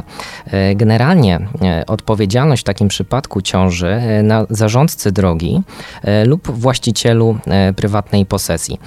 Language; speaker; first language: Polish; native; Polish